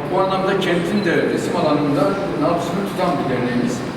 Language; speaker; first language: Turkish; native; Turkish